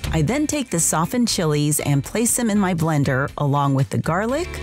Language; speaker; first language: English; native; English